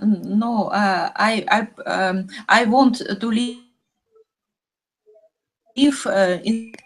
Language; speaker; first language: English; non-native, learner; Russian